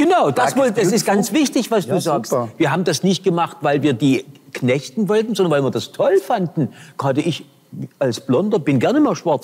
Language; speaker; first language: German; native; German